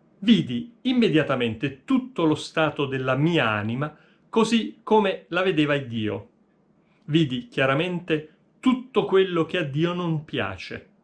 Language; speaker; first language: Italian; native; Italian